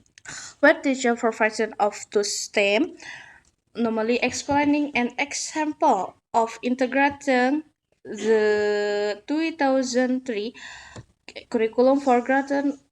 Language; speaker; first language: English; non-native, learner; Indonesian